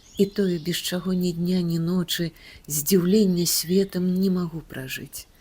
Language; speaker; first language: Belarusian; native; Belarusian